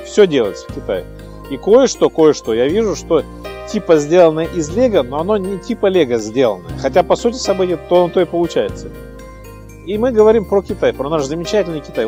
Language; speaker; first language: Russian; native; Russian